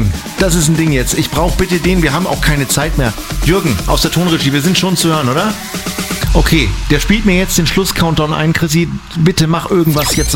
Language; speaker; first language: German; native; German